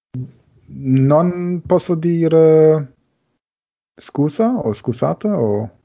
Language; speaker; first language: Italian; non-native, learner; German